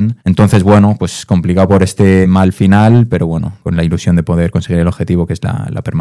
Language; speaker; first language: Spanish; native; Spanish